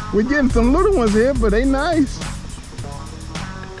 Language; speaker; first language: English; native; English